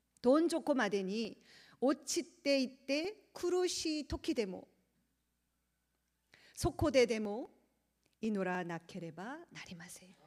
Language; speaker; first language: Japanese; non-native, learner; Korean